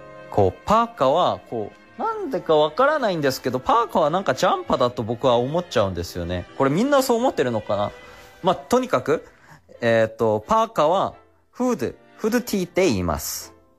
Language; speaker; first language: Japanese; non-native, fluent; Korean